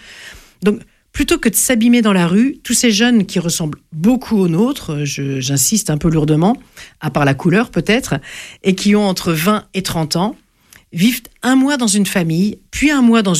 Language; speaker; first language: French; native; French